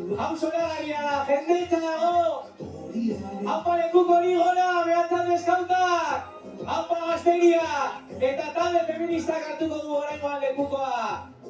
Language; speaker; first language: Basque; non-native, local second language; Spanish